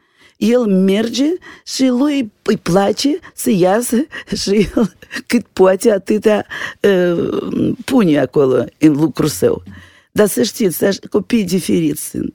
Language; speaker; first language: Romanian; non-native, local second language; Russian